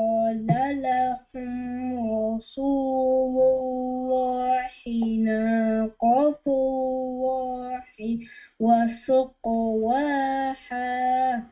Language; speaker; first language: Arabic; non-native, learner; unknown